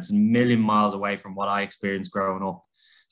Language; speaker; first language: English; native; English